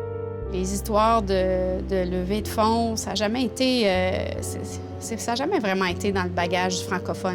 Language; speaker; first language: French; native; French